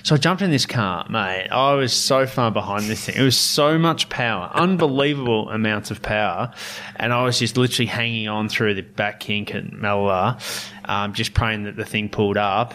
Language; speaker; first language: English; native; English